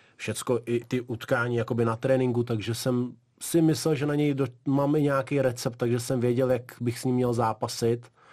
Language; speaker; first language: Czech; early bilingual, other home language; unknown